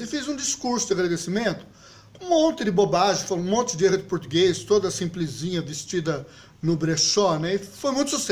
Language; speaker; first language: Portuguese; native; Portuguese